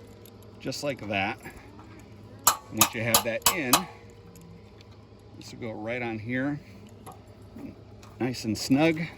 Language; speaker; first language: English; native; English